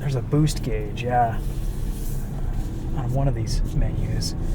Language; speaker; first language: English; native; English